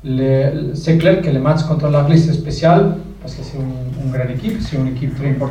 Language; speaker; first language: French; non-native, fluent; Spanish